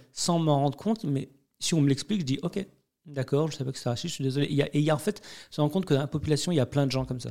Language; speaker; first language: French; native; French